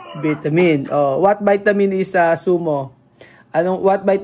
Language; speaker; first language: English; non-native, local second language; Filipino